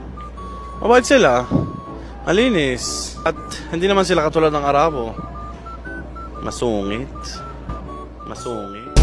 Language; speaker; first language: Filipino; non-native, fluent; Arabic